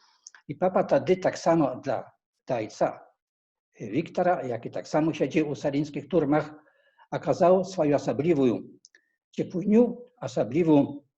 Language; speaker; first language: Polish; non-native, learner; Belarusian